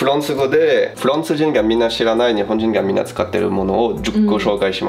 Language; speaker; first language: Japanese; non-native, fluent; French